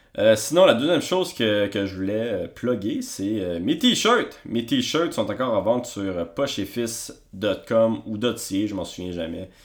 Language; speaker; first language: French; native; French